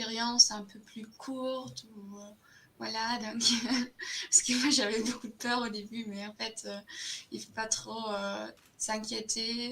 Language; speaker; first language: French; non-native, fluent; German